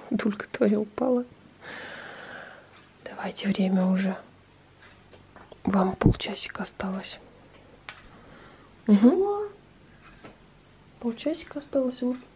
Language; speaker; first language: Russian; native; Russian